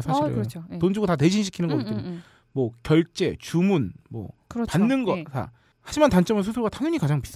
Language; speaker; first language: Korean; native; Korean